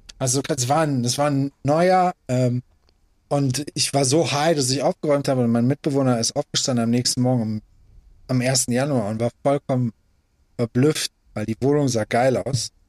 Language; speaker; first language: German; early bilingual, other home language; Persian